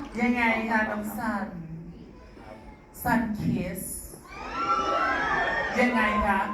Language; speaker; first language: Thai; native; Thai